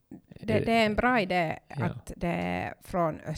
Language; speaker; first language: Swedish; non-native, learner; Finnish